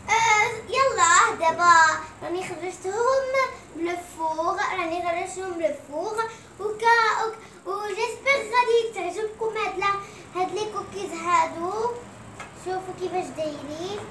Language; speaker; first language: French; non-native, local second language; Arabic